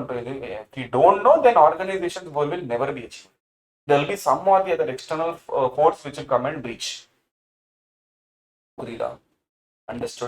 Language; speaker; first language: English; non-native, local second language; Tamil